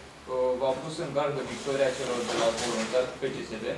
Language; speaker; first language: Romanian; native; Romanian